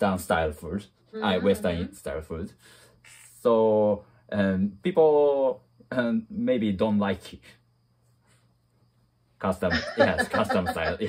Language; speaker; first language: English; non-native, learner; Japanese